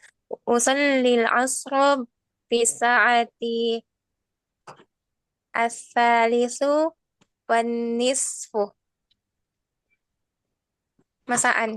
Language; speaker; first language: Arabic; non-native, learner; Indonesian